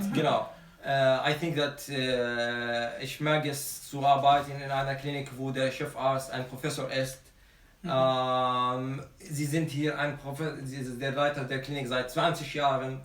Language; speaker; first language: German; non-native, fluent; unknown